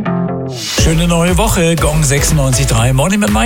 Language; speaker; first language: German; native; German